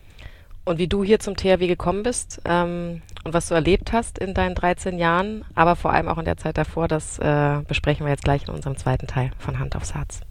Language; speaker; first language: German; native; German